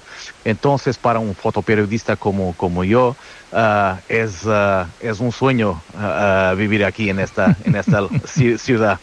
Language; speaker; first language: Spanish; non-native, fluent; Portuguese